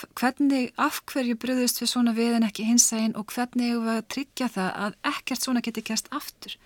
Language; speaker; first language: Icelandic; native; Icelandic